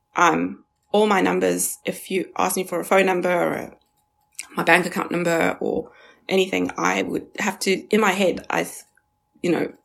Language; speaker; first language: English; early bilingual, other home language; Chinese